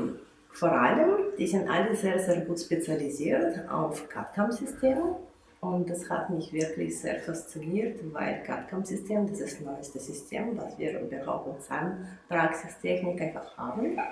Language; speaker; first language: German; non-native, fluent; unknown